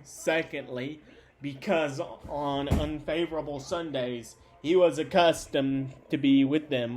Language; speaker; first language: English; native; English